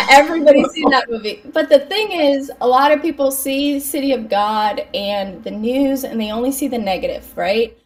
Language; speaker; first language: English; native; English